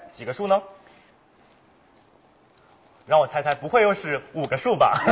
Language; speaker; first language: Chinese; native; Chinese